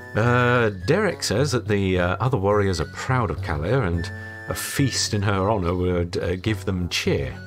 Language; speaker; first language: English; native; English